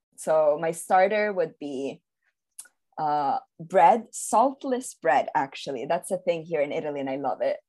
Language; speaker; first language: English; early bilingual, heritage; Italian